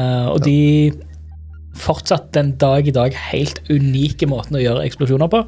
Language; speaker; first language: Norwegian; native; Norwegian